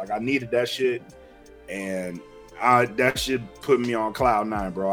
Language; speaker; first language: English; native; English